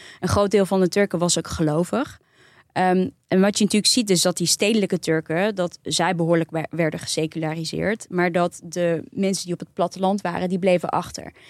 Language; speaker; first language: Dutch; early bilingual, other home language; Turkish